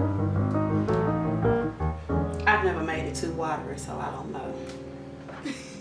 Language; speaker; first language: English; native; English